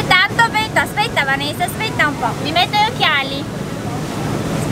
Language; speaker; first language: Italian; native; Italian